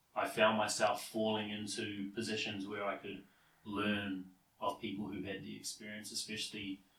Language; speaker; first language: English; native; English